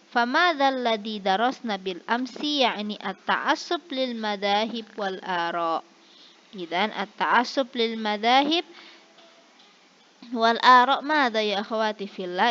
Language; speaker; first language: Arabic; non-native, fluent; Indonesian